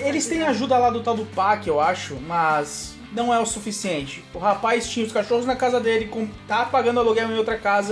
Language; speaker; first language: Portuguese; native; Portuguese